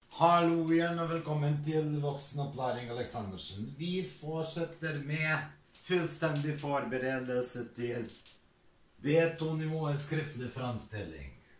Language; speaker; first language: Norwegian; non-native, fluent; Serbian